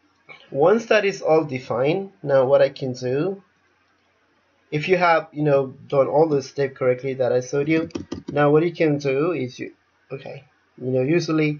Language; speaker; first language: English; non-native, fluent; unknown